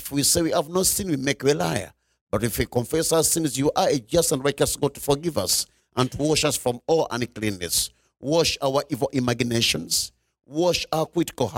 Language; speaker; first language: English; non-native, local second language; Ganda